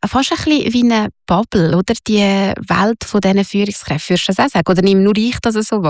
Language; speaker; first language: German; native; German